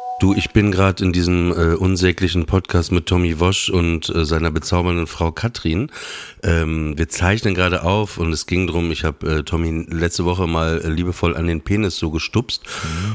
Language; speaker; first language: German; native; German